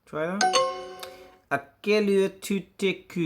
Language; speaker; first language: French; non-native, learner; English